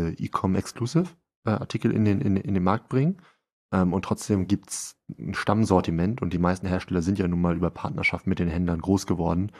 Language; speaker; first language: German; native; German